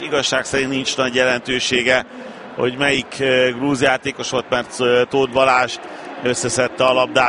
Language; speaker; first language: Hungarian; native; Hungarian